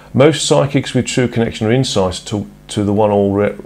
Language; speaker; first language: English; native; English